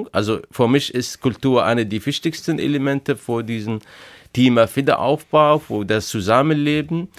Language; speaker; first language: German; non-native, fluent; Arabic